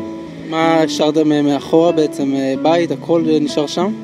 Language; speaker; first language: Hebrew; native; Hebrew